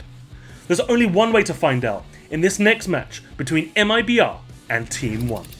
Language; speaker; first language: English; native; English